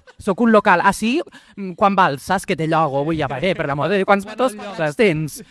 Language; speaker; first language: Catalan; early bilingual, other home language; Portuguese